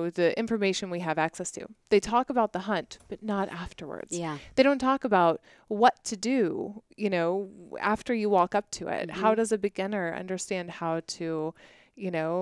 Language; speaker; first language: English; native; English